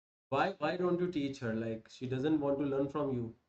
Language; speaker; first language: English; non-native, local second language; Hindi